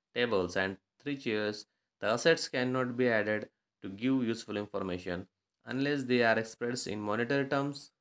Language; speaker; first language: English; non-native, local second language; Marathi